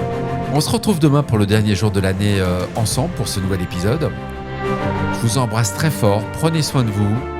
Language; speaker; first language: French; native; French